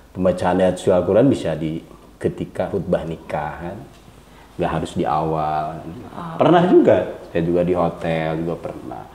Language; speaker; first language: Indonesian; native; Indonesian